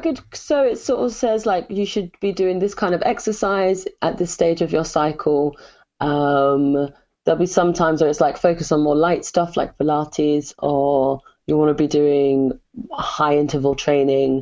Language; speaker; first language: English; native; English